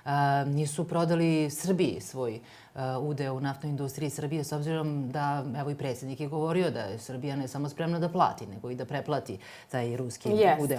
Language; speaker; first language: Serbian; native; Serbian